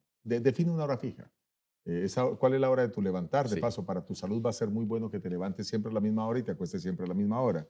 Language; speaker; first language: Spanish; native; Spanish